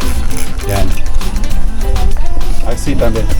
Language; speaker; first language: Spanish; non-native, learner; Filipino